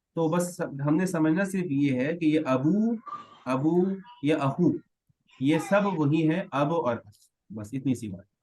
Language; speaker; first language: Urdu; native; Urdu